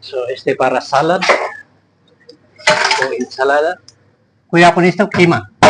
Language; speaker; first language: Spanish; non-native, learner; Filipino